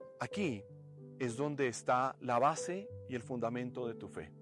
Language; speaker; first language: Spanish; native; Spanish